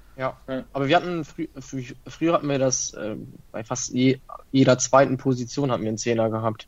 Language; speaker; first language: German; early bilingual, other home language; Italian